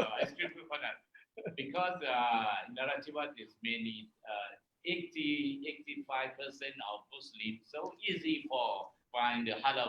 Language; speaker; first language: English; non-native, learner; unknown